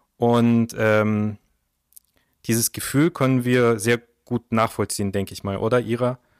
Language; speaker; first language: German; early bilingual, other home language; Russian